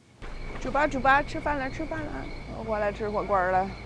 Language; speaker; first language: Chinese; native; Chinese